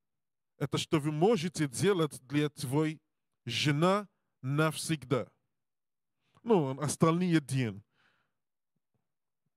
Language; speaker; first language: Russian; non-native, learner; English